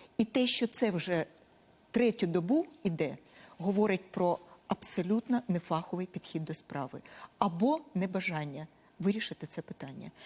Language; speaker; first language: Ukrainian; non-native, local second language; Russian